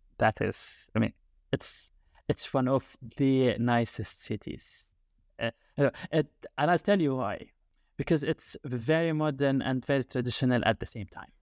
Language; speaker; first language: English; non-native, fluent; Arabic